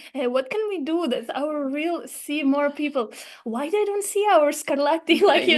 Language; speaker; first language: English; non-native, learner; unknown